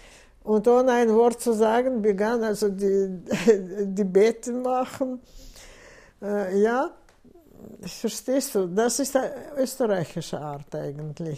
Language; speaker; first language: German; non-native, fluent; Russian